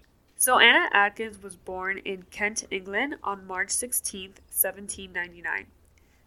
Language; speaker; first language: English; native; English